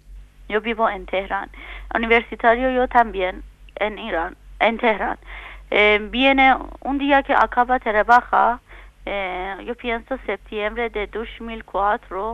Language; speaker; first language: Spanish; non-native, learner; Persian